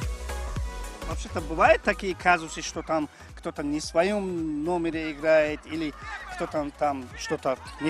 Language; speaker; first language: Russian; non-native, local second language; Tajik